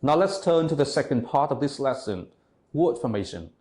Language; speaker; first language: English; non-native, fluent; Vietnamese